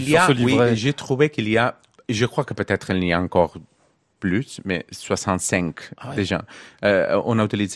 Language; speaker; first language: French; non-native, learner; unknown